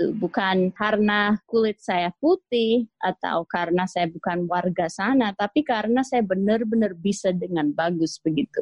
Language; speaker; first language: Indonesian; non-native, fluent; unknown